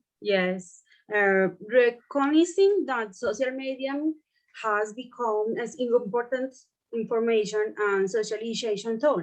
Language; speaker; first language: English; non-native, learner; Spanish